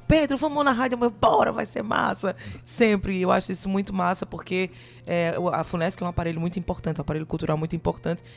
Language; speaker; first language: Portuguese; native; Portuguese